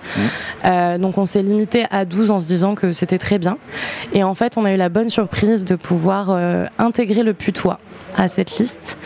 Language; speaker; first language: French; native; French